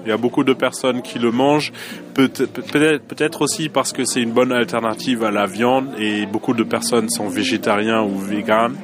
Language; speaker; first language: French; non-native, fluent; German